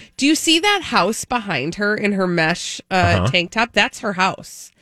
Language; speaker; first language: English; early bilingual, other home language; Norwegian